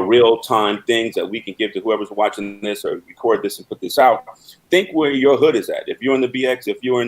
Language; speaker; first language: English; native; English